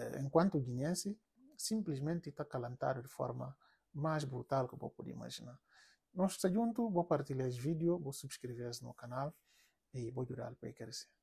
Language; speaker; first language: Portuguese; non-native, local second language; Upper Guinea Crioulo